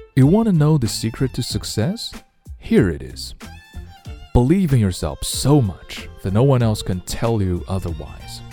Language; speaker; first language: English; non-native, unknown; Chinese